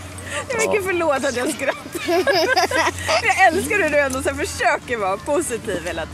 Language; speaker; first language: Swedish; native; Swedish